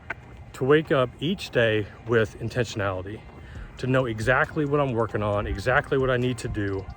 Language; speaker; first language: English; native; English